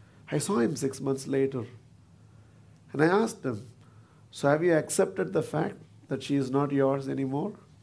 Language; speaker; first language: English; non-native, local second language; Tamil